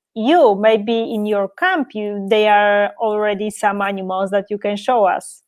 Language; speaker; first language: English; non-native, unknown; Polish